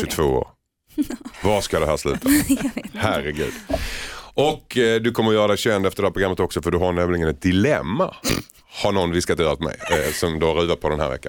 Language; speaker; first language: Swedish; native; Swedish